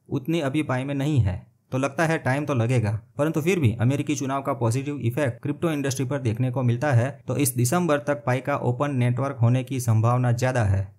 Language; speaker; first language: Hindi; native; Hindi